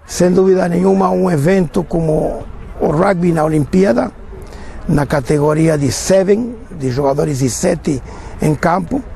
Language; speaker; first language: Portuguese; non-native, fluent; Spanish